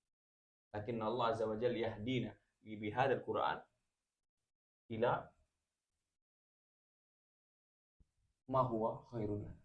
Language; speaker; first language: Arabic; non-native, fluent; Indonesian